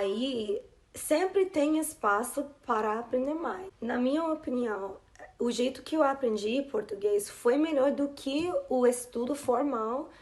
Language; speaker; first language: Portuguese; non-native, fluent; English